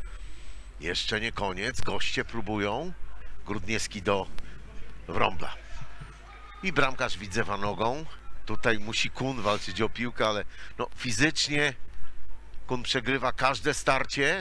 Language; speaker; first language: Polish; native; Polish